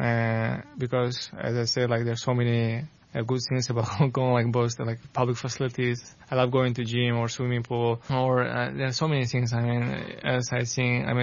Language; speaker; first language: English; non-native, fluent; Tajik